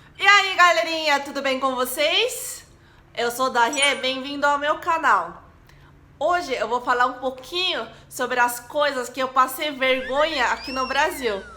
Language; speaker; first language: Portuguese; non-native, fluent; Korean